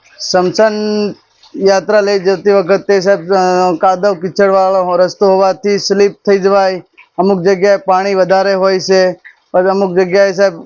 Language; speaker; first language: Gujarati; non-native, local second language; Rathawi